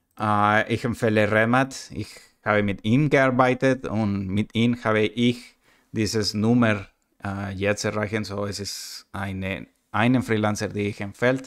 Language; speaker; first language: German; non-native, learner; Spanish